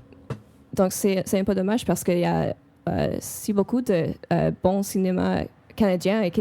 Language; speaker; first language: French; non-native, fluent; English